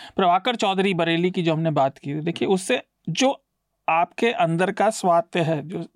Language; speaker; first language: Hindi; native; Hindi